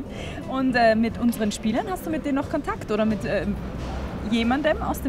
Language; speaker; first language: German; native; German